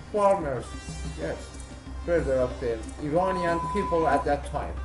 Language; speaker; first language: English; non-native, learner; Persian